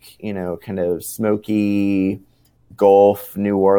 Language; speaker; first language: English; native; English